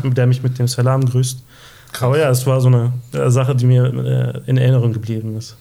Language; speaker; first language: German; early bilingual, other home language; Turkish